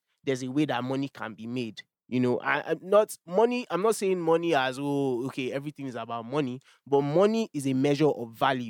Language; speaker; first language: English; non-native, local second language; Yoruba